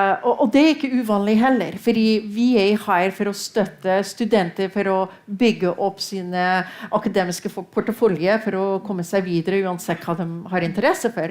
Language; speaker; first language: Norwegian; non-native, fluent; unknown